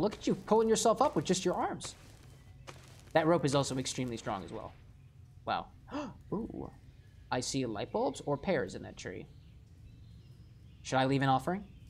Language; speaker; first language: English; native; English